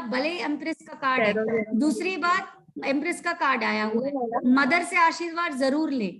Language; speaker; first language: Hindi; native; Hindi